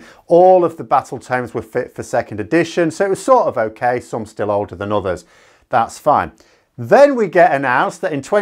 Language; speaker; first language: English; native; English